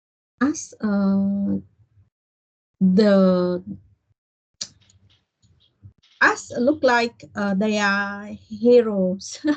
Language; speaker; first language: English; non-native, learner; Vietnamese